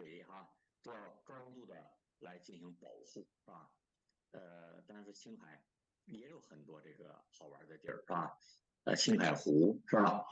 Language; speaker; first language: Chinese; native; Chinese